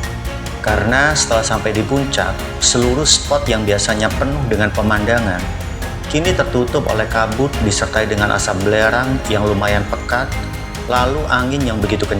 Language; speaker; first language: Indonesian; native; Indonesian